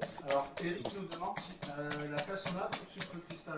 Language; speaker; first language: French; native; French